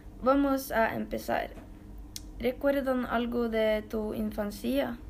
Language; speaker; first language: Spanish; non-native, learner; Norwegian